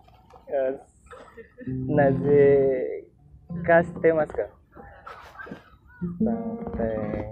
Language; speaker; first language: Japanese; non-native, fluent; Indonesian